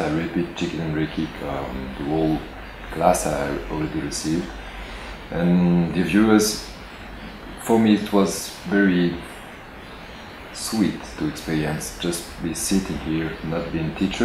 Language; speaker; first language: English; non-native, fluent; French